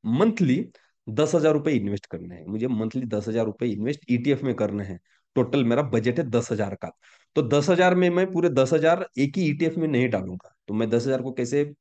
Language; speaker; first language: Hindi; non-native, local second language; Marathi